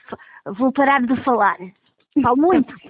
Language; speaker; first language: Portuguese; early bilingual, heritage; Portuguese